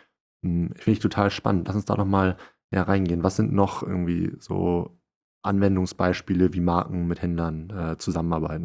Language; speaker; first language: German; native; German